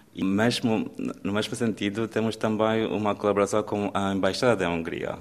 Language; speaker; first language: Portuguese; non-native, fluent; Romanian